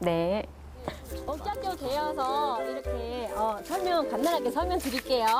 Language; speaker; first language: Korean; non-native, fluent; Khmer